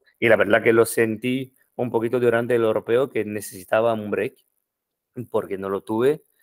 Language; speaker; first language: Spanish; non-native, fluent; French